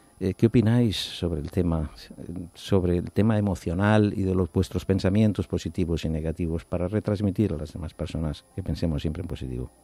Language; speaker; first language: Spanish; non-native, local second language; Catalan